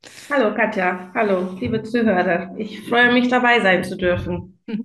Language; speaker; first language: German; non-native, fluent; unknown